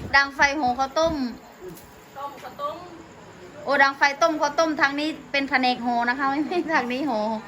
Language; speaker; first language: Thai; native; Thai